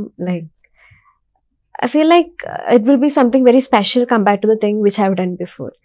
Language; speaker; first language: Telugu; non-native, learner; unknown